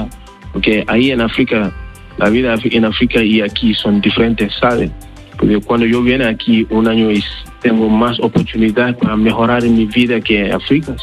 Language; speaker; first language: Spanish; non-native, learner; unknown